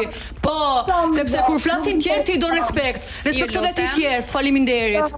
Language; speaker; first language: Albanian; native; Albanian